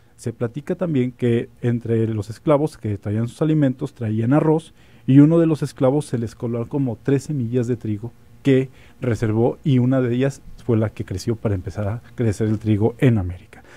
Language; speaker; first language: Spanish; native; Spanish